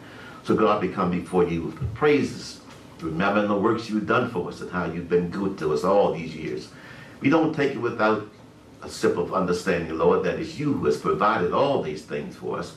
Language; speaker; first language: English; native; English